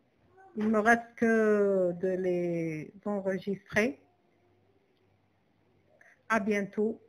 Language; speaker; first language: French; non-native, local second language; Arabic